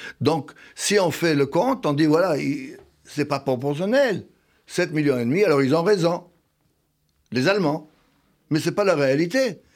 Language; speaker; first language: French; non-native, fluent; Hebrew